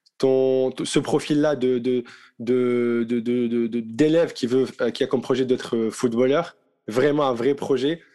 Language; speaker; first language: French; non-native, local second language; Arabic